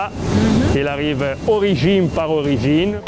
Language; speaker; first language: French; non-native, fluent; Italian